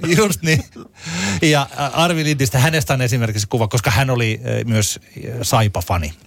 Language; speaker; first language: Finnish; native; Finnish